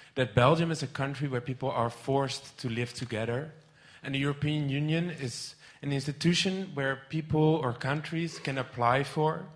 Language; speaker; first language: English; non-native, fluent; Dutch